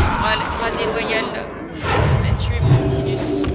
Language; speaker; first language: French; native; French